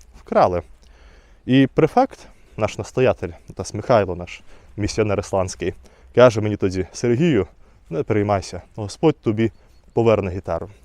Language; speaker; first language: Ukrainian; non-native, fluent; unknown